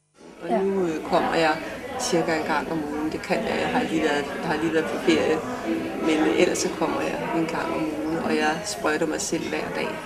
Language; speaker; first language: Danish; native; Danish